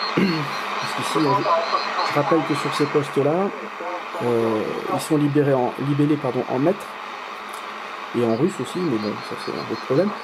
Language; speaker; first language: French; native; French